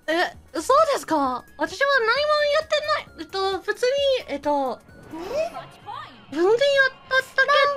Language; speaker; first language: Japanese; non-native, learner; English